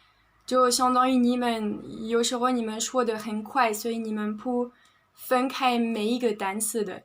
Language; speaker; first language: Chinese; non-native, fluent; French